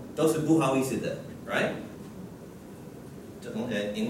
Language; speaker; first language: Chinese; non-native, learner; English